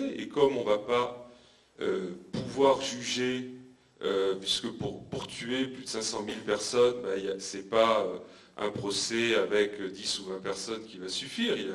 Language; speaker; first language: French; native; French